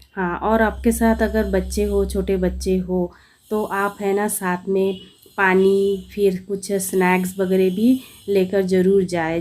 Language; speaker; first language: Hindi; non-native, local second language; Bangla